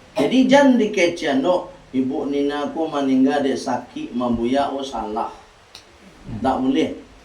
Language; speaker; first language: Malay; non-native, local second language; Minangkabau